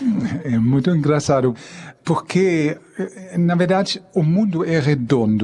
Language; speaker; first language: Portuguese; non-native, fluent; German